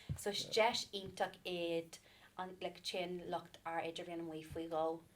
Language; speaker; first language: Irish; non-native, local second language; English